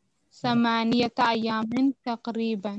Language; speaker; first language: Arabic; non-native, learner; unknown